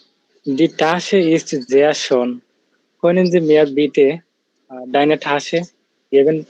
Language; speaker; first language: German; non-native, learner; Bangla